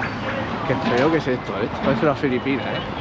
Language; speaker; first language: Spanish; native; Spanish